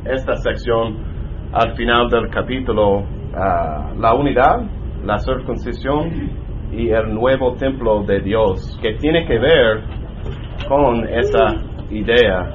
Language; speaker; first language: Spanish; non-native, learner; English